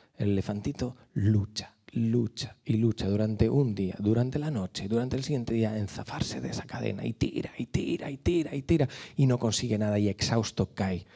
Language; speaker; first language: Spanish; native; Spanish